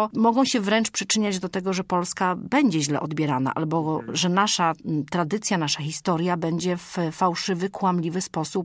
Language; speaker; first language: Polish; native; Polish